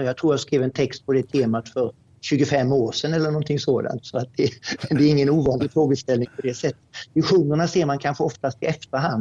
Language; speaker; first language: Swedish; native; Swedish